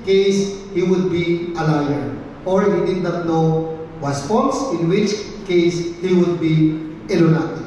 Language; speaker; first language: English; non-native, local second language; Filipino